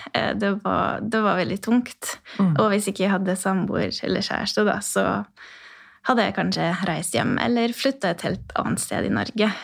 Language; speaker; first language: Norwegian; non-native, fluent; Hungarian